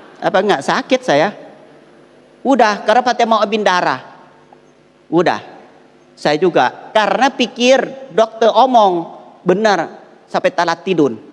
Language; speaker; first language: Indonesian; non-native, fluent; Thai